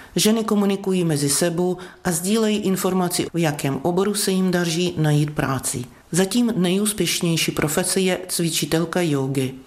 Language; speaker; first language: Czech; non-native, fluent; Ukrainian